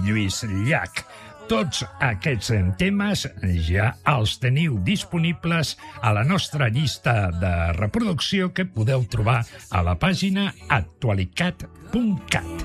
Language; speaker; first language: Catalan; native; Catalan